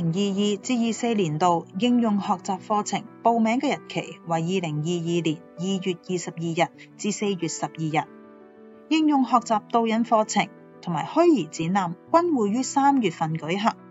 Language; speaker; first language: Chinese; non-native, local second language; Cantonese